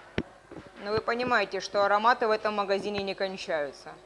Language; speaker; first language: Russian; native; Russian